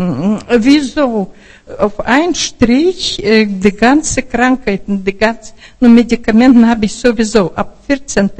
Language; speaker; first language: German; non-native, fluent; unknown